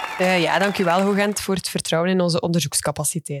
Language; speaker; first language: Dutch; native; Dutch